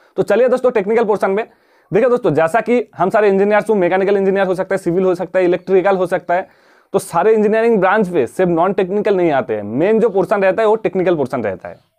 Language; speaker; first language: Hindi; non-native, local second language; Bangla